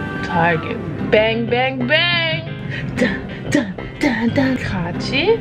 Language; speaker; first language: Korean; non-native, fluent; English